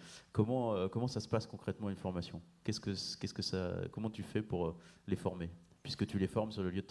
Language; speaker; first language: French; native; French